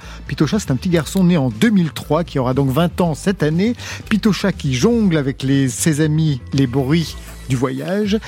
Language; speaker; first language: French; native; French